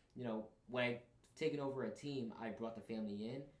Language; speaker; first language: English; native; English